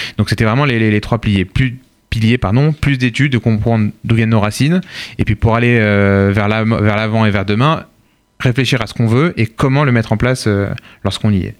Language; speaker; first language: French; native; French